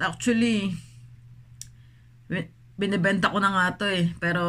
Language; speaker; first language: Filipino; native; Filipino